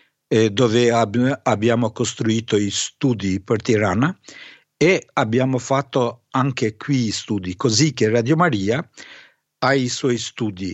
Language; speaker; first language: Italian; non-native, fluent; Albanian